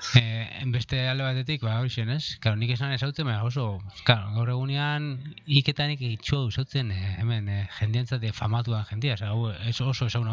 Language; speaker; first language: Basque; native; Basque